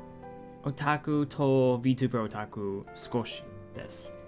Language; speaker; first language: Japanese; non-native, learner; English